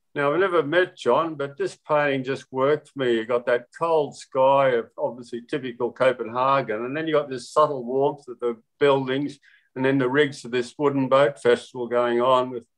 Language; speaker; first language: English; native; English